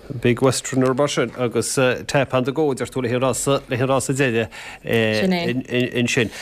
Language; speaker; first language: Irish; native; Irish